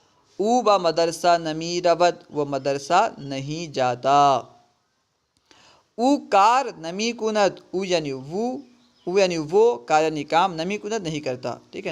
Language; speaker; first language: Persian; non-native, fluent; Urdu